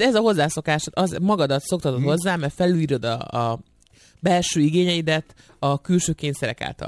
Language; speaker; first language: Hungarian; native; Hungarian